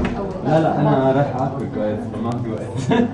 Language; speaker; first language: Arabic; native; Arabic